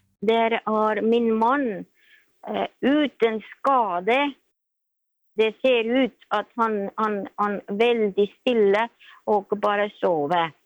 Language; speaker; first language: Norwegian; non-native, learner; Estonian